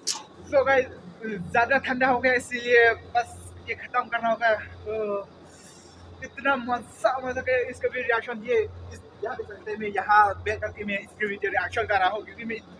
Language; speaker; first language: Hindi; non-native, local second language; Khasi